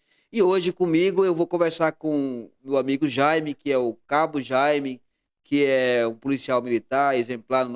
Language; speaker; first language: Portuguese; native; Portuguese